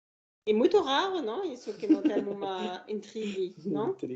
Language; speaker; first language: Portuguese; non-native, learner; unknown